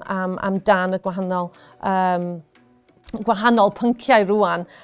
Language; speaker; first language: Welsh; non-native, local second language; English